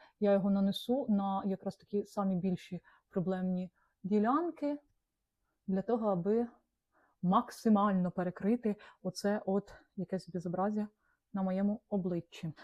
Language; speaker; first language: Ukrainian; non-native, local second language; Russian